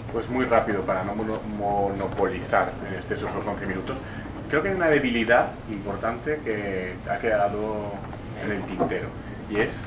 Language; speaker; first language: Spanish; native; Spanish